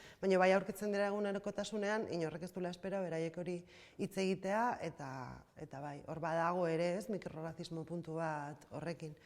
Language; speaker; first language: Basque; native; Basque